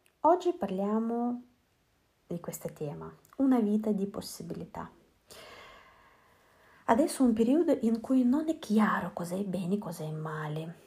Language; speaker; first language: Italian; non-native, learner; Russian